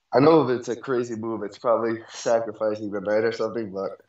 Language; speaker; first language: English; native; English